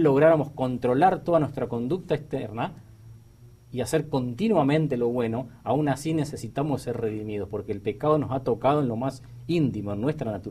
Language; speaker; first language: Spanish; native; Spanish